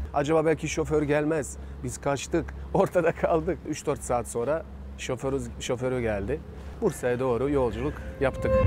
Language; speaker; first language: Turkish; non-native, fluent; Bosnian